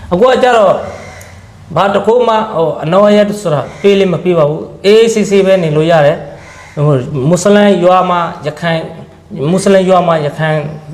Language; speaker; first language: Burmese; non-native, local second language; Rohingya